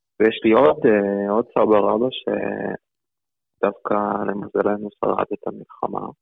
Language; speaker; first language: Hebrew; early bilingual, other home language; Russian